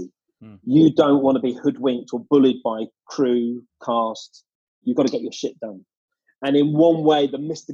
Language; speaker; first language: English; native; English